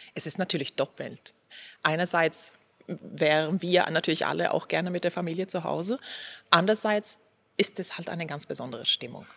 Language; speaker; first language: German; non-native, fluent; Swedish